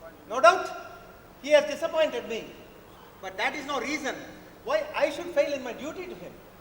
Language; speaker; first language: English; non-native, local second language; Tamil